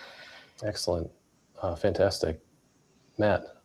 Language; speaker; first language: English; native; English